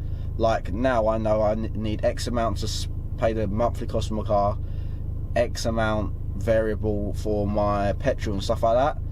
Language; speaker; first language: English; native; English